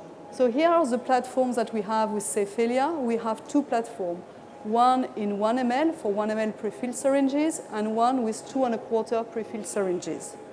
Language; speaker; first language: English; non-native, fluent; French